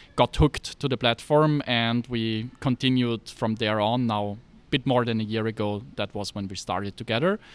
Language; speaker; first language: English; non-native, fluent; German